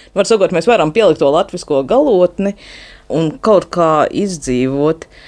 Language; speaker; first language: Latvian; native; Latvian